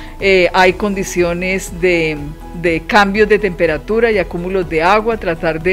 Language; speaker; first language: Spanish; native; Spanish